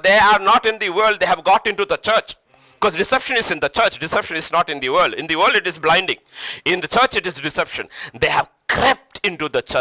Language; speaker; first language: English; non-native, local second language; Nepali